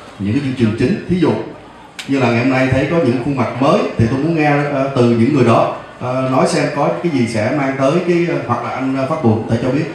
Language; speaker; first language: Vietnamese; native; Vietnamese